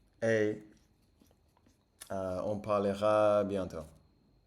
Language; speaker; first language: French; non-native, fluent; English